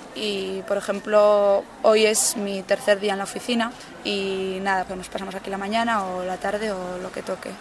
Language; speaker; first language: Spanish; native; Spanish